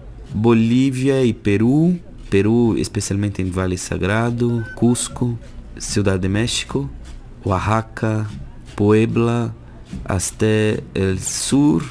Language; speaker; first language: Spanish; non-native, fluent; Portuguese